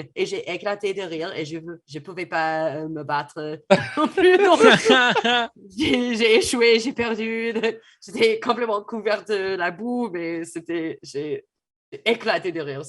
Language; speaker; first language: French; non-native, fluent; English